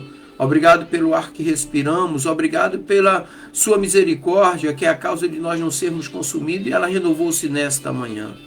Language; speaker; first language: Portuguese; native; Portuguese